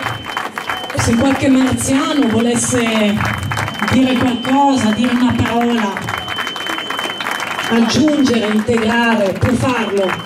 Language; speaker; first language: Italian; native; Italian